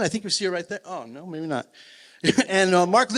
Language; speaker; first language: English; native; English